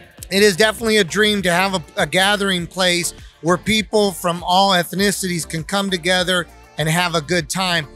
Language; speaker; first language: English; early bilingual, other home language; Spanish